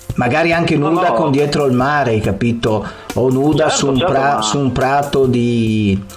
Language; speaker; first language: Italian; native; Italian